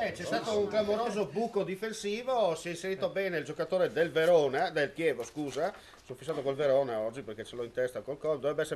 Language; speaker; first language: Italian; native; Italian